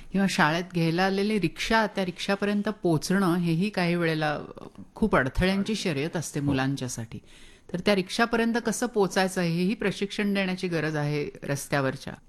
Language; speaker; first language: Marathi; native; Marathi